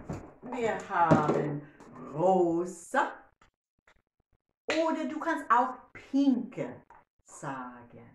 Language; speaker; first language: German; non-native, learner; English